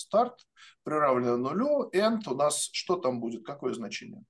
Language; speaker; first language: Russian; native; Russian